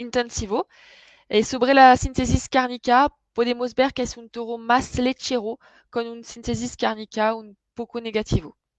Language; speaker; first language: Spanish; non-native, fluent; French